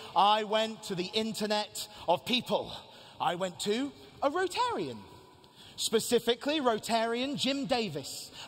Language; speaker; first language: English; native; English